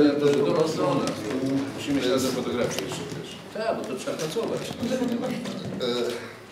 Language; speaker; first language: Polish; non-native, learner; Ukrainian